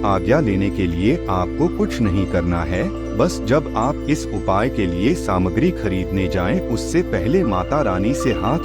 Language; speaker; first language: Hindi; native; Hindi